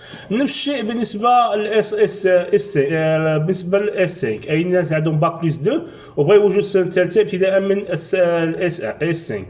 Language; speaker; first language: Arabic; native; Arabic